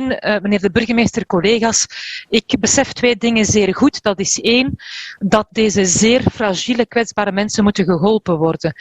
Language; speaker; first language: Dutch; native; Dutch